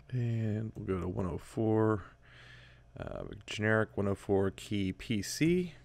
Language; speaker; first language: English; native; English